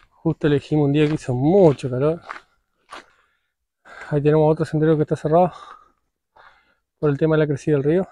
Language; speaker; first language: Spanish; native; Spanish